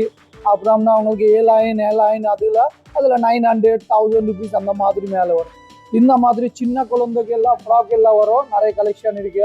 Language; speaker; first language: Tamil; non-native, fluent; Hindi